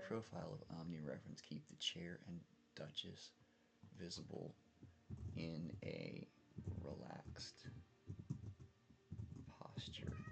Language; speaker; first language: English; native; English